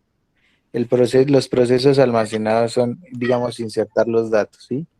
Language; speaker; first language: Spanish; native; Spanish